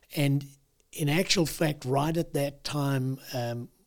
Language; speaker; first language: English; native; English